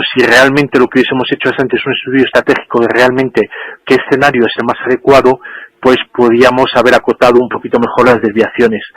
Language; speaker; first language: Spanish; native; Spanish